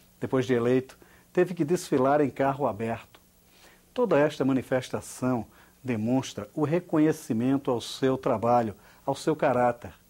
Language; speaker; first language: Portuguese; native; Portuguese